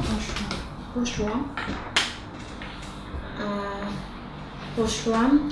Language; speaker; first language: Polish; non-native, learner; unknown